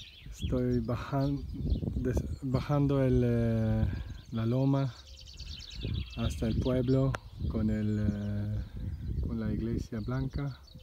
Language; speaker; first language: Spanish; non-native, learner; English